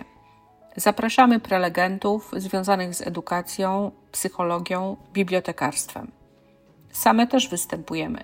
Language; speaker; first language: Polish; native; Polish